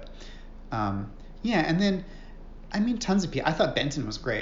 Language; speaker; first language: English; native; English